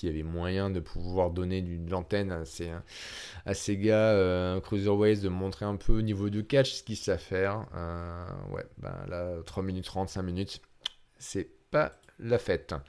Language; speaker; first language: French; native; French